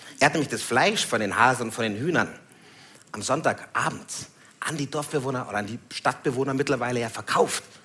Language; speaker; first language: German; native; German